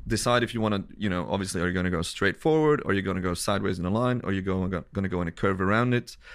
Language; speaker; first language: English; non-native, fluent; Dutch